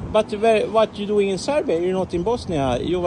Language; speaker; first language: English; non-native, learner; Swedish